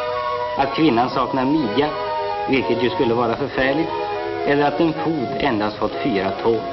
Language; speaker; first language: Swedish; native; Swedish